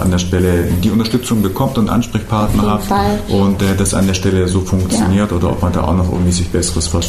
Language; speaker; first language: German; native; German